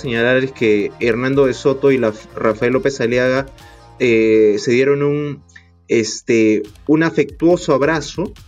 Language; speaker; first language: Spanish; native; Spanish